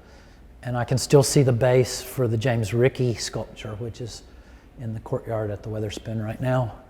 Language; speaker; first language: English; native; English